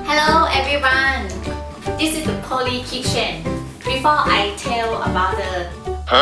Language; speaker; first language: English; non-native, learner; Thai